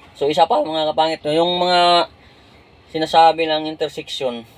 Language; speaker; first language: Filipino; non-native, local second language; Cebuano